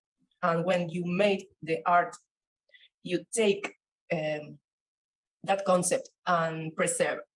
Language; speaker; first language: English; non-native, learner; Spanish